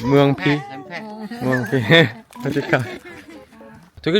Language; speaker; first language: Korean; native; Korean